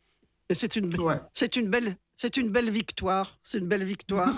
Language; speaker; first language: French; native; French